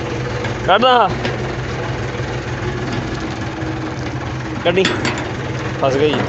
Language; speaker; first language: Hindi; non-native, local second language; Punjabi